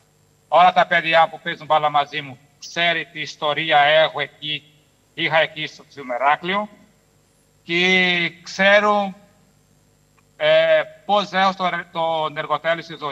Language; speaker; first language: Greek; non-native, fluent; Portuguese